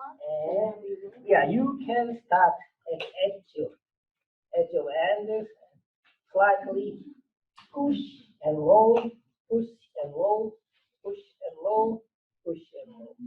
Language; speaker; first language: English; non-native, learner; Korean